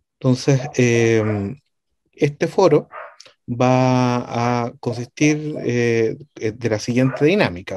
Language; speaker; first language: Spanish; native; Spanish